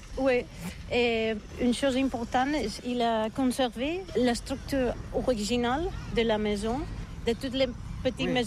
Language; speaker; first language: French; non-native, learner; Catalan